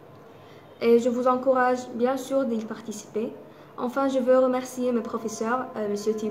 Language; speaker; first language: French; non-native, fluent; Arabic